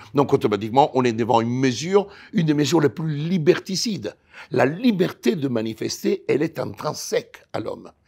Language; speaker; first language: French; non-native, fluent; Italian